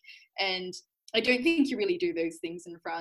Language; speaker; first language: English; native; English